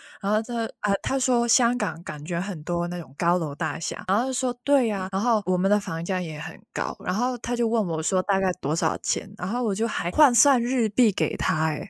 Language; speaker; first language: Chinese; non-native, local second language; Cantonese